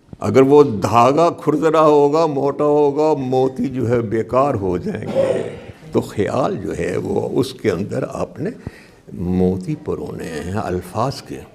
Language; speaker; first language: Urdu; non-native, local second language; Punjabi